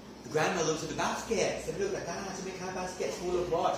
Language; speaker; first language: English; non-native, fluent; Thai